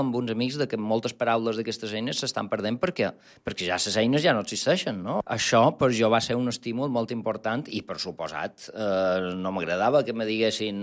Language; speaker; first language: Catalan; non-native, local second language; Spanish